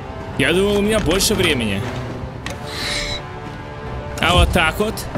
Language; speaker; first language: Russian; native; Russian